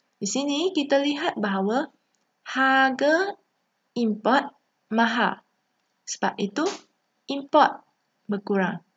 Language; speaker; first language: Malay; non-native, local second language; Chinese